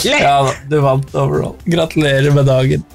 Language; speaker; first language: Norwegian; native; Norwegian